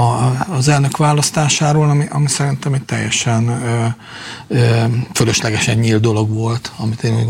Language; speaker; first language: Hungarian; native; Hungarian